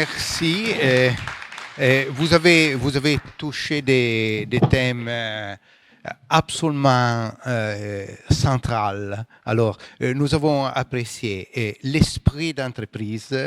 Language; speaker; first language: French; non-native, fluent; Italian